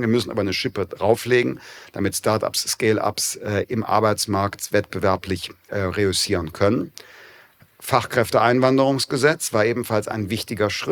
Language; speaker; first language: German; native; German